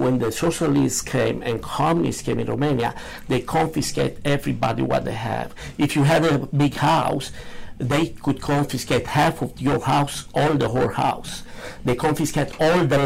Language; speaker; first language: English; non-native, learner; Romanian